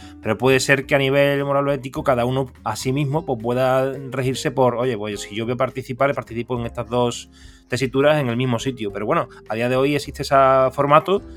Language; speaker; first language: Spanish; native; Spanish